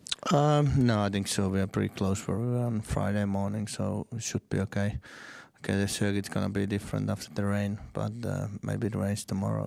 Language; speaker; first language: English; non-native, fluent; Finnish